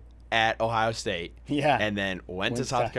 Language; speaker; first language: English; native; English